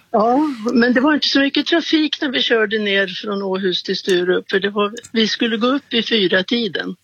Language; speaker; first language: Swedish; native; Swedish